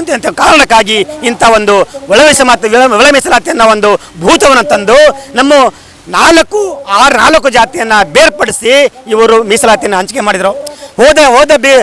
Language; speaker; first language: Kannada; non-native, local second language; Lambadi